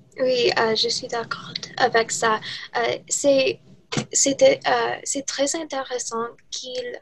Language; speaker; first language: French; non-native, learner; English